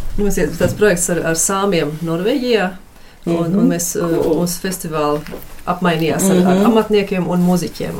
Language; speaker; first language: Latvian; early bilingual, heritage; Latvian